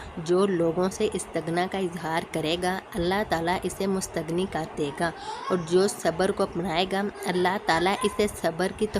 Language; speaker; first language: Urdu; native; Urdu